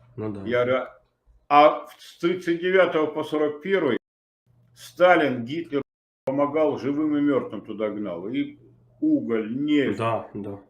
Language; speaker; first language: Russian; native; Russian